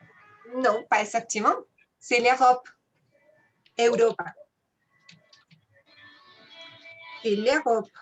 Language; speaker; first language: French; non-native, fluent; Spanish